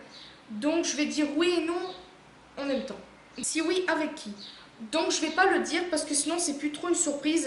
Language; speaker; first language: French; native; French